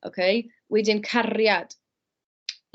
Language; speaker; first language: Welsh; non-native, fluent; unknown